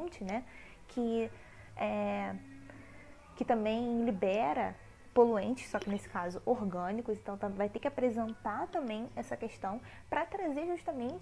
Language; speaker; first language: Portuguese; native; Portuguese